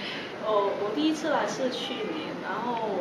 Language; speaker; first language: Chinese; non-native, local second language; Cantonese